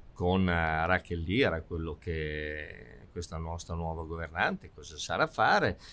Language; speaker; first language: Italian; native; Italian